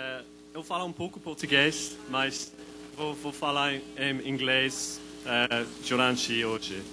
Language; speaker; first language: Portuguese; non-native, learner; English